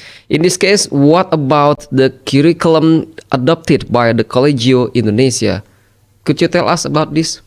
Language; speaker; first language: English; non-native, fluent; Indonesian